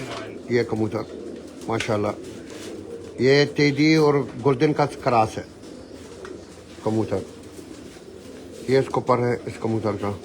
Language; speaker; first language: Hindi; non-native, learner; Arabic